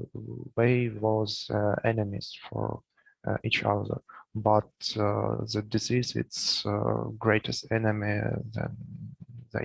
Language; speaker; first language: English; non-native, learner; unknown